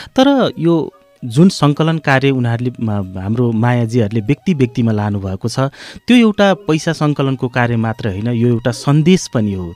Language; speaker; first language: Nepali; native; Nepali